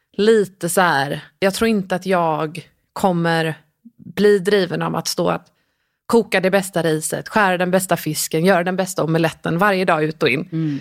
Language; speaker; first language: Swedish; native; Swedish